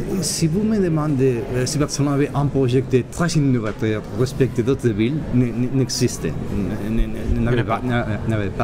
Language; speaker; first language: French; non-native, learner; Catalan